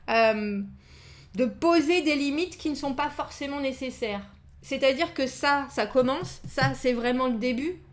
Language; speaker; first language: French; native; French